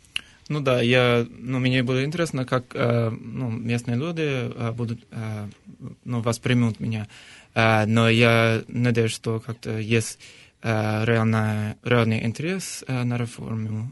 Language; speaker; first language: Russian; non-native, fluent; English